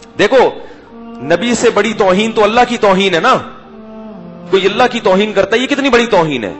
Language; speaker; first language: Urdu; native; Urdu